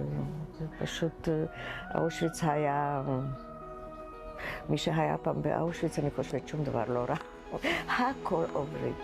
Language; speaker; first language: Hebrew; non-native, fluent; Czech